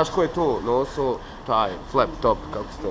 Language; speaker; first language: Bosnian; native; Bosnian